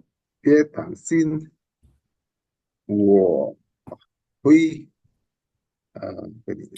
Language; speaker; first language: Chinese; non-native, learner; Indonesian